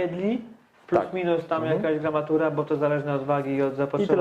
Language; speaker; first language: Polish; native; Polish